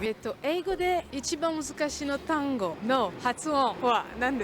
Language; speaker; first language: Japanese; non-native, learner; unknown